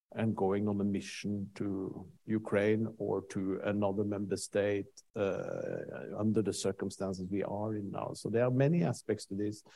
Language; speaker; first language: English; non-native, fluent; Norwegian